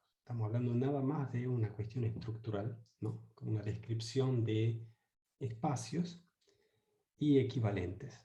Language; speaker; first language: Spanish; native; Spanish